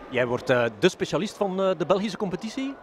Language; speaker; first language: Dutch; native; Dutch